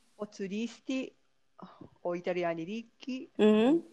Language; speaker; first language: Italian; non-native, learner; Japanese